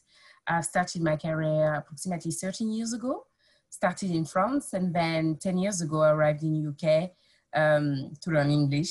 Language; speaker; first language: English; non-native, fluent; French